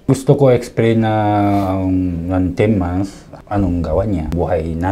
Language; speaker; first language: Filipino; non-native, learner; Japanese